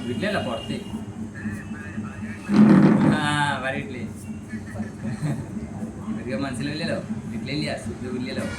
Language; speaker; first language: Malayalam; non-native, fluent; Bangla